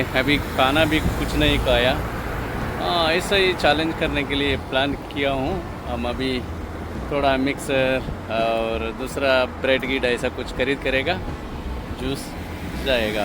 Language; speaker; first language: Hindi; non-native, local second language; Kannada